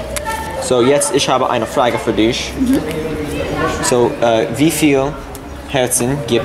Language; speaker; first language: German; non-native, learner; English